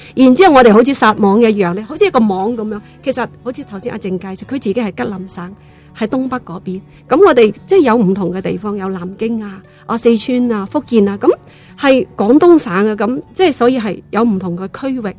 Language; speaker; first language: Cantonese; non-native, fluent; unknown